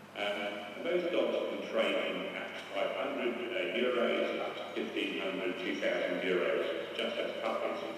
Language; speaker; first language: English; native; English